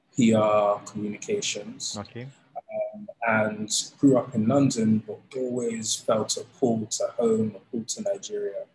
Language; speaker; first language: English; native; English